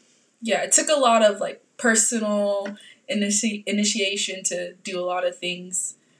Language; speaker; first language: English; native; English